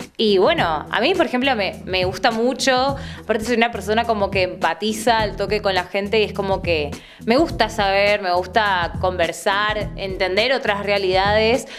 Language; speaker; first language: Spanish; native; Spanish